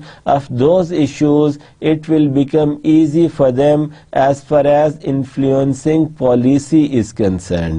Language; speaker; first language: English; non-native, local second language; Urdu